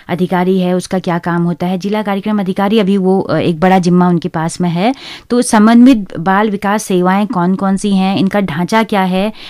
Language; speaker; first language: Hindi; native; Hindi